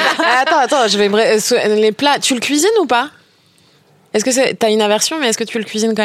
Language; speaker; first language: French; native; French